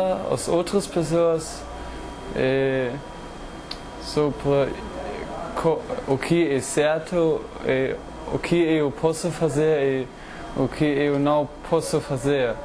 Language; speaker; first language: Portuguese; non-native, learner; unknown